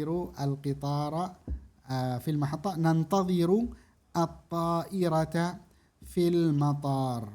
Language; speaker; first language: Arabic; non-native, fluent; Indonesian